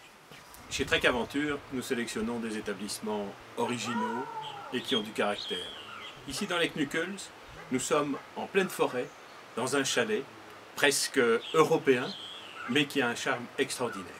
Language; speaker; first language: French; native; French